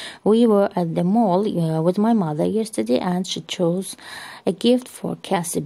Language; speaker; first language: English; non-native, fluent; Azerbaijani